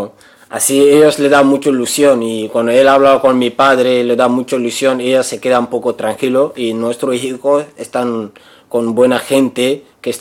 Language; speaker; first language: Spanish; non-native, learner; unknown